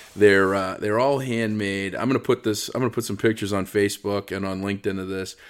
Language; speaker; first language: English; native; English